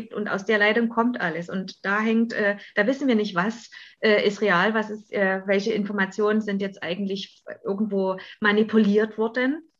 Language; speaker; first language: German; native; German